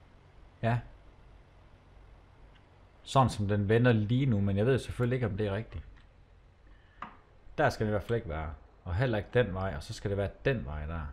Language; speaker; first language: Danish; native; Danish